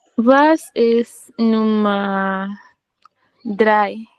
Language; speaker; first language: German; non-native, learner; Filipino